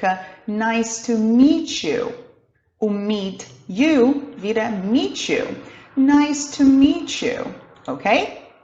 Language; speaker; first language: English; non-native, fluent; Portuguese